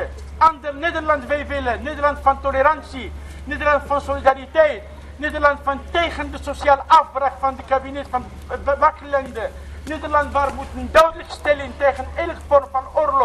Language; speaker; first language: Dutch; non-native, learner; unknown